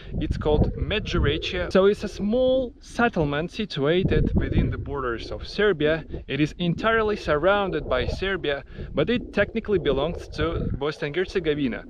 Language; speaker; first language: English; non-native, fluent; Russian